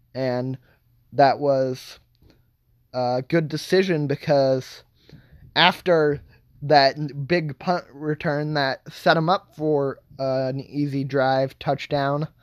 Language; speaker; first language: English; native; English